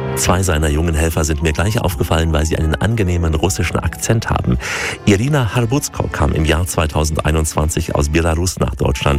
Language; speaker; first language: German; native; German